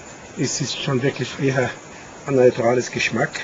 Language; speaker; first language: German; non-native, fluent; Arabic